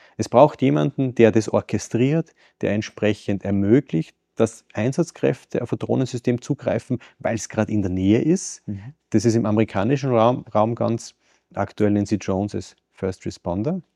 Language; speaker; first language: German; native; German